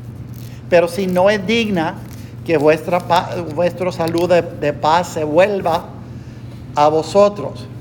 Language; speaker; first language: Spanish; non-native, fluent; English